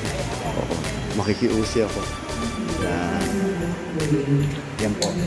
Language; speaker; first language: Filipino; native; Filipino